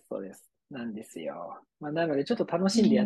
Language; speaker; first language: Japanese; native; Japanese